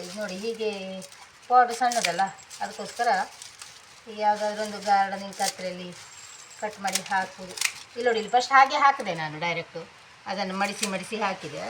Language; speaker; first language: Kannada; non-native, local second language; Tulu